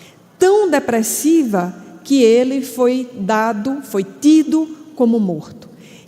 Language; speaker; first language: Portuguese; native; Portuguese